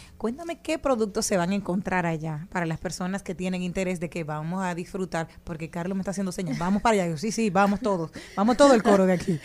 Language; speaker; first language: Spanish; native; Spanish